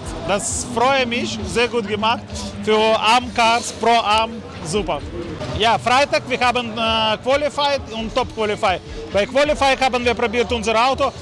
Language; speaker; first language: German; non-native, learner; Russian